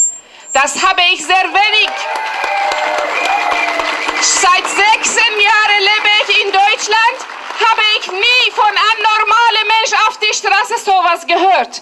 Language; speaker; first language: German; non-native, fluent; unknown